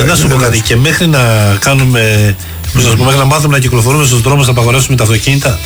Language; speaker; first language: Greek; native; Greek